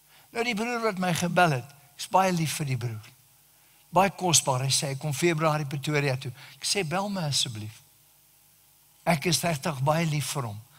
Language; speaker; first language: Afrikaans; native; Afrikaans